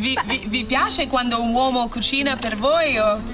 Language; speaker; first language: Italian; non-native, fluent; English